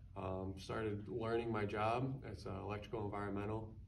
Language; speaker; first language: English; native; English